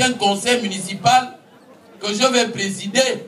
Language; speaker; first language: French; non-native, local second language; Fang